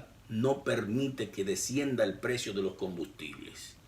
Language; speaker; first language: Spanish; native; Spanish